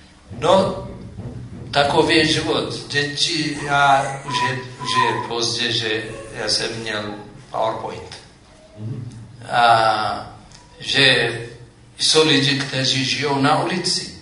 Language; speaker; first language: Czech; non-native, fluent; Amharic